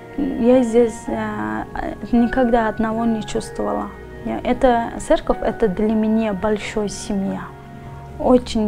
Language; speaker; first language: Russian; non-native, learner; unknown